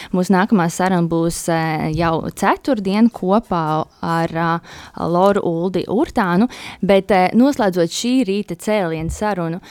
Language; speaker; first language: Latvian; native; Latvian